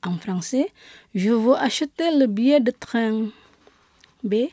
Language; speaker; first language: French; non-native, fluent; Indonesian